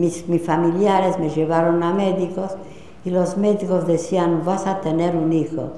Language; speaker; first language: Spanish; non-native, fluent; Polish